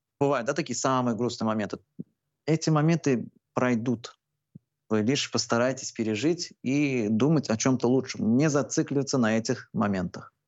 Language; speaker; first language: Russian; non-native, local second language; Turkmen